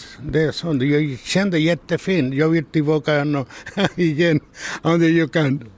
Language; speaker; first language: Swedish; non-native, learner; Spanish